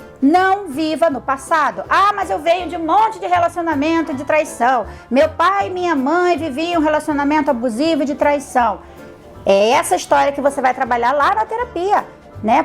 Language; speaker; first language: Portuguese; native; Portuguese